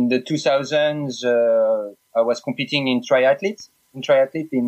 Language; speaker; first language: English; non-native, fluent; French